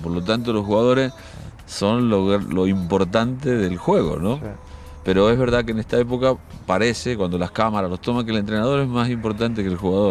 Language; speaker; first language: Spanish; native; Spanish